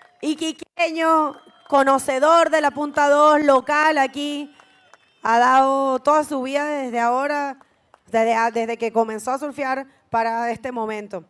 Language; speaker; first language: Spanish; native; Spanish